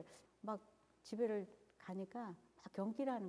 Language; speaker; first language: Korean; native; Korean